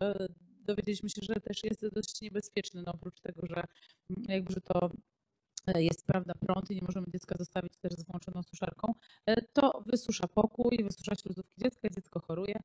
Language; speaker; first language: Polish; native; Polish